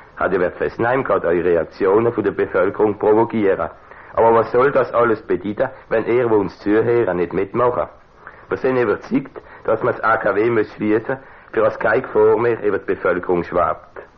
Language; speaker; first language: German; non-native, local second language; Swiss German